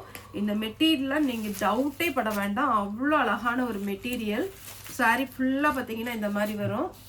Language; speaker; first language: Tamil; native; Tamil